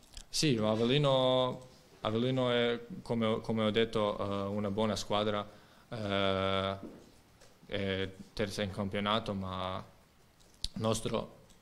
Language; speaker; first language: Italian; non-native, learner; Croatian